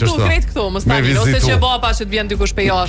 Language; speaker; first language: Albanian; native; Albanian